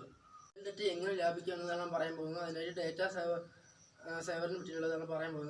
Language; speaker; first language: Malayalam; native; Malayalam